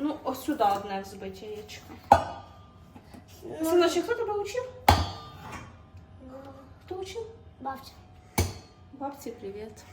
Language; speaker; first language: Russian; non-native, local second language; Ukrainian